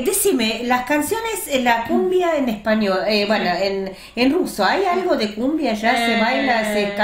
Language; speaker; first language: Spanish; early bilingual, heritage; Russian